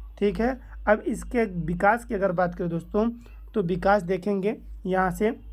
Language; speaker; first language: Hindi; native; Hindi